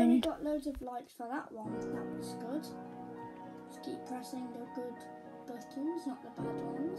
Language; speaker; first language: English; native; English